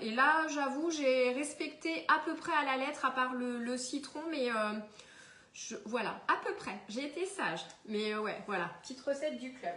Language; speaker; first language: French; native; French